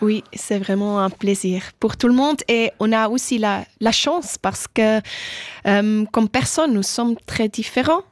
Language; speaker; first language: French; non-native, local second language; German